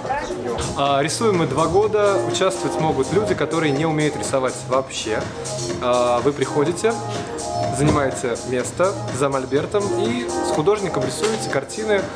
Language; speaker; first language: Russian; native; Russian